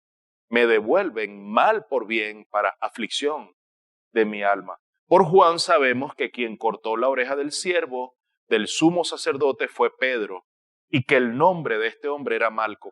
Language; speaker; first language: Spanish; native; Spanish